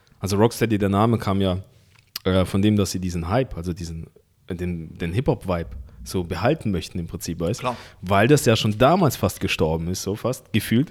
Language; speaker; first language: German; early bilingual, other home language; Russian